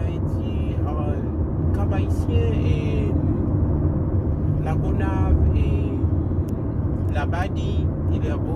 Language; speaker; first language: French; non-native, local second language; Haitian Creole